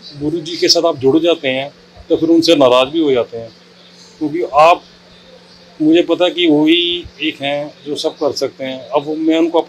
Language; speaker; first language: Hindi; native; Hindi